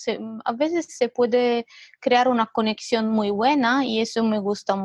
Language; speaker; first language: Spanish; non-native, fluent; Italian